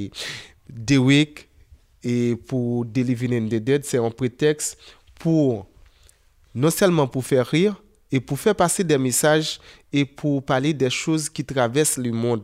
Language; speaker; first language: French; non-native, local second language; Haitian Creole